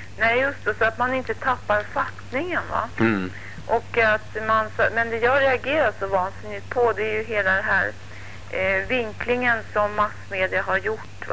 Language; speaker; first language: Swedish; native; Swedish